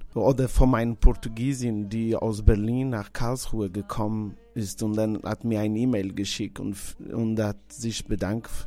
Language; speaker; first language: German; non-native, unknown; Portuguese